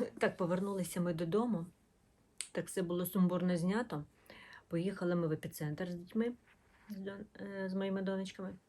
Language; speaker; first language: Ukrainian; non-native, local second language; Russian